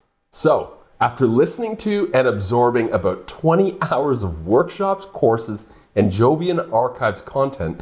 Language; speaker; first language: English; native; English